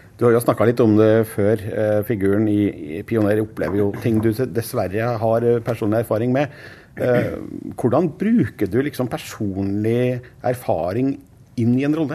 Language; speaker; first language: Norwegian; native; Norwegian